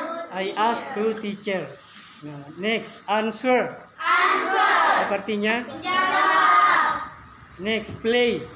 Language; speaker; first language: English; non-native, learner; Indonesian